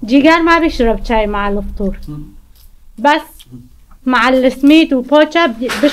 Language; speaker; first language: Arabic; non-native, local second language; Kurdish